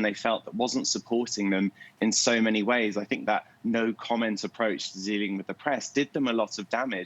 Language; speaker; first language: English; native; English